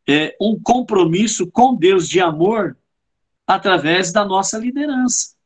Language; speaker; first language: Portuguese; native; Portuguese